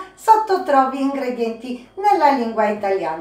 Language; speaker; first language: Italian; non-native, learner; Polish